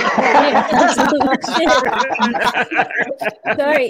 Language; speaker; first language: English; native; English